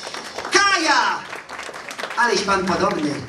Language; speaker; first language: Polish; native; Polish